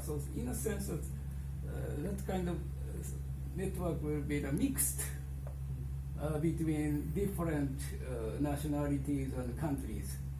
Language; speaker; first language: English; non-native, fluent; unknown